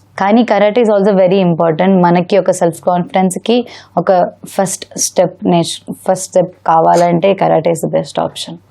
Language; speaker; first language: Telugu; non-native, learner; Malayalam